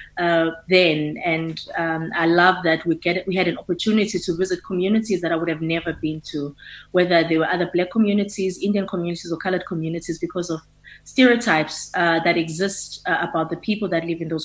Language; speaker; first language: English; non-native, local second language; Xhosa